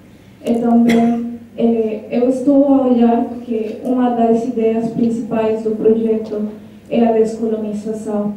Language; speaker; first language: Portuguese; non-native, learner; Spanish